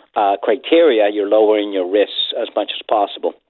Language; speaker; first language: English; non-native, fluent; Spanish